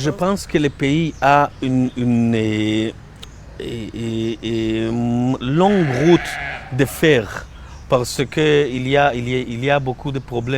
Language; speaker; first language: French; non-native, learner; Hebrew